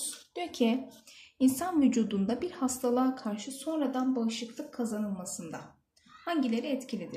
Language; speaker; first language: Turkish; native; Turkish